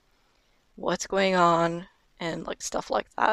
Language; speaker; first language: English; non-native, fluent; Norwegian